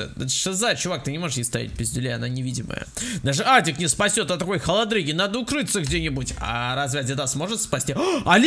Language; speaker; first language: Russian; native; Russian